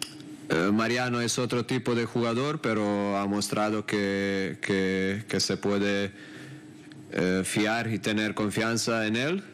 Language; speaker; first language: Spanish; non-native, fluent; Croatian